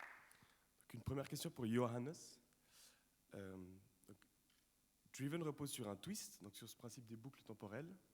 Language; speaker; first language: French; native; French